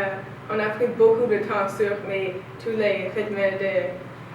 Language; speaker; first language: French; non-native, learner; English